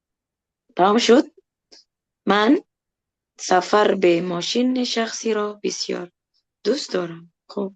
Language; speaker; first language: Persian; non-native, fluent; Indonesian